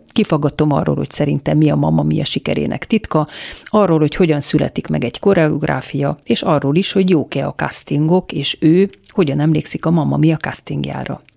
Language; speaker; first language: Hungarian; native; Hungarian